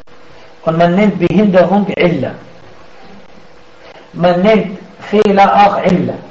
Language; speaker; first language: German; non-native, fluent; Arabic